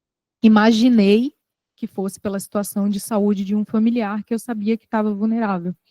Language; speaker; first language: Portuguese; native; Portuguese